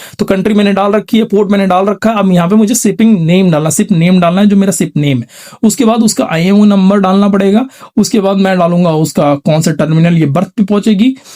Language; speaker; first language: Hindi; native; Hindi